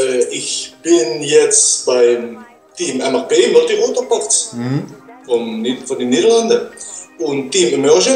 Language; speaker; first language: German; non-native, learner; Dutch